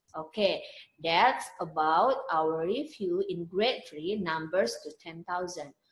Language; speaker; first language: English; non-native, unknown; Indonesian